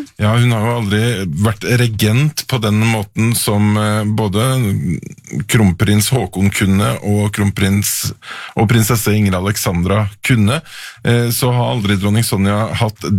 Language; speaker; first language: Norwegian; native; Norwegian